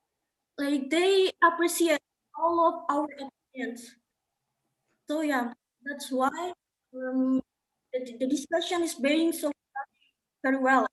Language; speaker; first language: English; non-native, learner; Indonesian